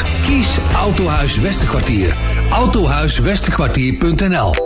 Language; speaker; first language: Dutch; native; Dutch